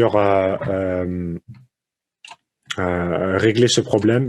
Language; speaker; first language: French; early bilingual, other home language; Spanish